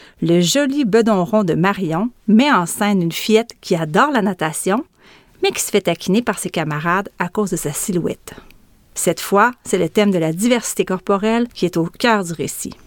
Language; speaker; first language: French; native; French